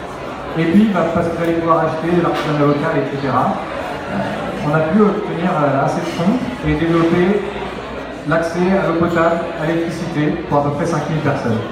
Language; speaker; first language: French; native; French